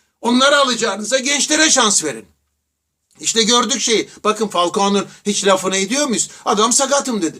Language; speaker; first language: Turkish; native; Turkish